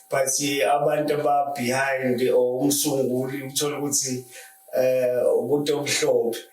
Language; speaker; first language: Zulu; native; Zulu